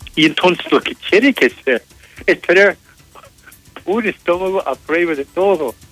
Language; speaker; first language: Spanish; non-native, fluent; English